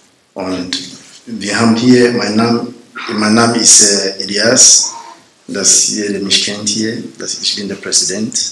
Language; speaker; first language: German; non-native, learner; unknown